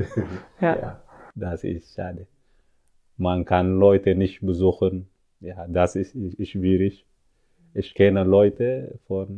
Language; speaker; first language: German; non-native, learner; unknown